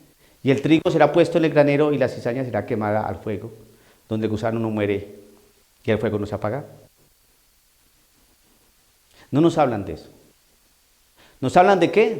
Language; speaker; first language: Spanish; native; Spanish